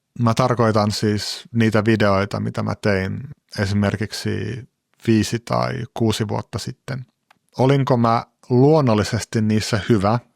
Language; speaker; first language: Finnish; native; Finnish